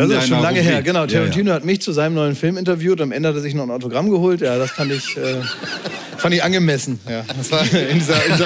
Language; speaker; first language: German; native; German